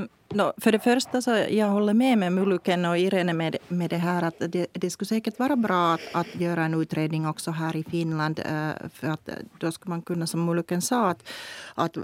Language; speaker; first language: Swedish; non-native, local second language; Finnish